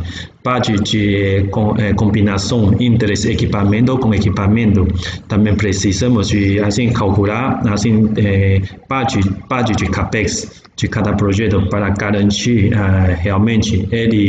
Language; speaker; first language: Portuguese; non-native, learner; Chinese